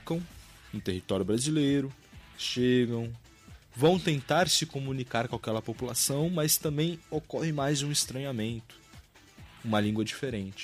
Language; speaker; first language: Portuguese; native; Portuguese